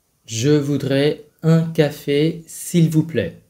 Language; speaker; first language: French; non-native, fluent; Vietnamese